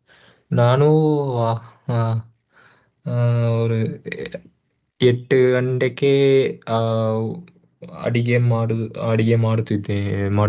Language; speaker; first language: Kannada; non-native, learner; Tamil